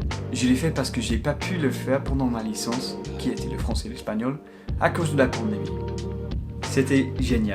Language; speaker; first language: French; non-native, fluent; English